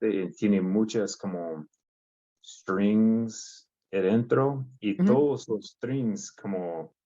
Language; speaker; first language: Spanish; non-native, learner; English